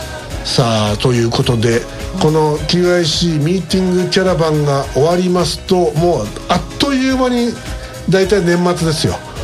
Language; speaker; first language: Japanese; native; Japanese